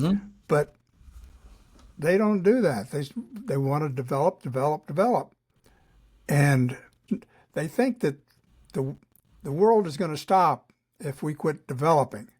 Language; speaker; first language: English; native; English